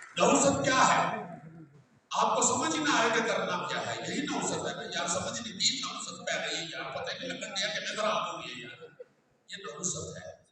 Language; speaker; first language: Urdu; non-native, local second language; Punjabi